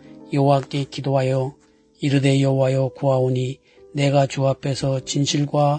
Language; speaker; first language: Korean; native; Korean